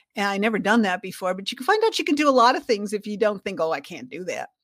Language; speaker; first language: English; native; English